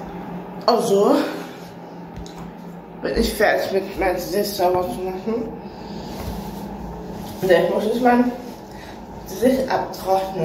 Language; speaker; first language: German; early bilingual, other home language; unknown